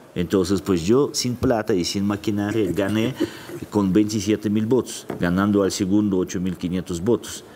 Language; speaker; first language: Spanish; non-native, fluent; Russian